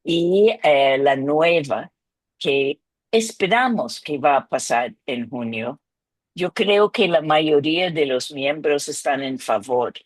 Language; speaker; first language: Spanish; non-native, fluent; English